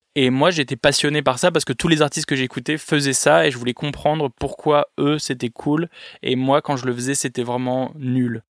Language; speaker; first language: French; native; French